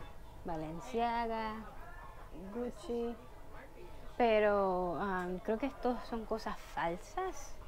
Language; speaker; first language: Spanish; early bilingual, heritage; Spanish